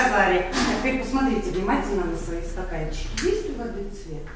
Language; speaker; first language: Russian; native; Russian